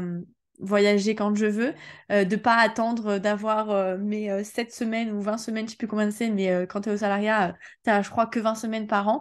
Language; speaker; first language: French; native; French